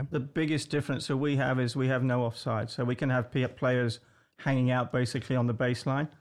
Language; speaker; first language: English; native; English